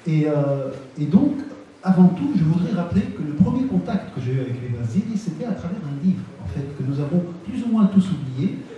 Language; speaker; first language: French; non-native, local second language; Arabic